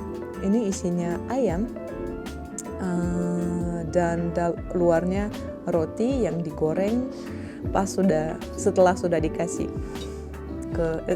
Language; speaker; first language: Indonesian; non-native, fluent; Russian